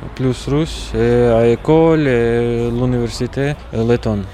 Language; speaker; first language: French; non-native, fluent; Latvian